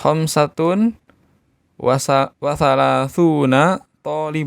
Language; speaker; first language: Arabic; non-native, learner; Indonesian